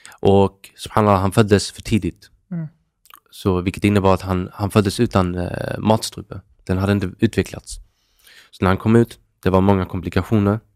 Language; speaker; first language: Swedish; native; Swedish